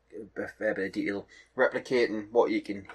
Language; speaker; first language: English; native; English